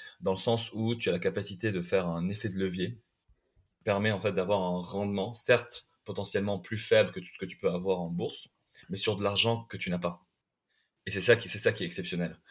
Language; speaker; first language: French; non-native, local second language; Arabic